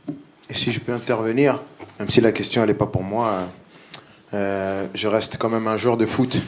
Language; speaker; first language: French; native; French